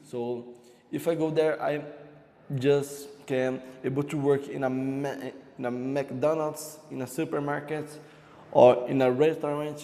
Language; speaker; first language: English; non-native, learner; Portuguese